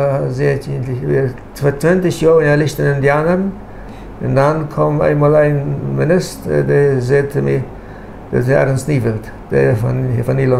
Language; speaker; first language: German; non-native, local second language; Low German